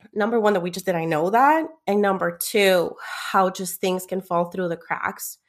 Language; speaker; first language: English; early bilingual, other home language; Spanish